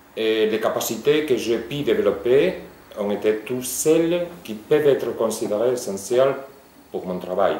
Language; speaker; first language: French; non-native, fluent; Spanish